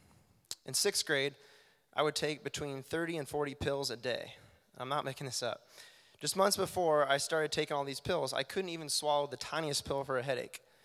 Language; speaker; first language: English; native; English